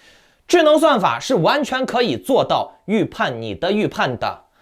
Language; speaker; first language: Chinese; native; Chinese